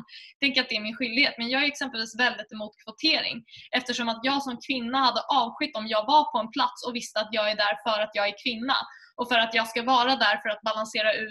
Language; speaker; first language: Swedish; native; Swedish